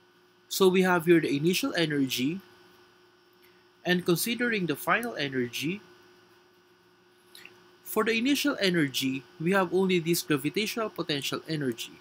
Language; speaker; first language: English; non-native, local second language; Filipino